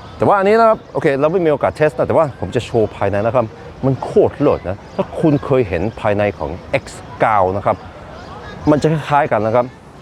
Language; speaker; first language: Thai; non-native, fluent; Norwegian